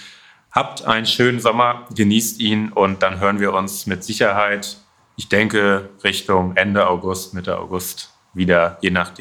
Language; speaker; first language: German; native; German